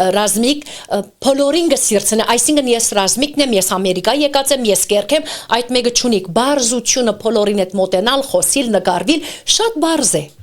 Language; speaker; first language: Armenian; early bilingual, heritage; Armenian